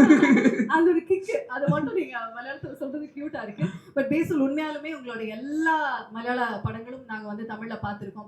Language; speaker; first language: Tamil; native; Tamil